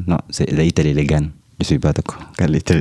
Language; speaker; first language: French; non-native, learner; Arabic